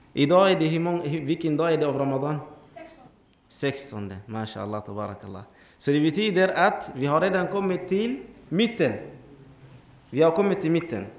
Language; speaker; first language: Swedish; non-native, fluent; Arabic